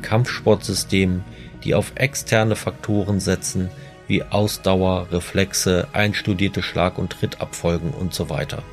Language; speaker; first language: German; native; German